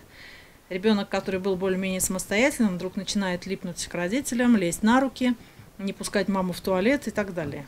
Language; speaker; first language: Russian; native; Russian